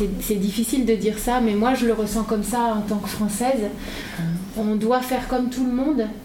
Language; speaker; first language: French; native; French